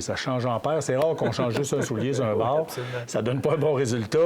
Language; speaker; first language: French; native; French